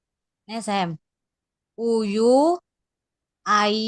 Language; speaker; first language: Korean; non-native, learner; Indonesian